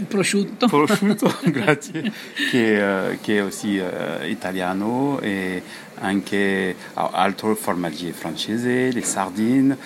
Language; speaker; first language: Italian; non-native, learner; French